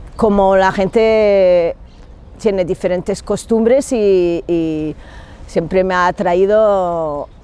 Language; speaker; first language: Spanish; non-native, fluent; English